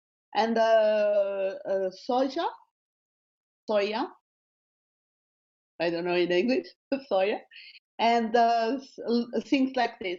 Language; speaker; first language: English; non-native, learner; Portuguese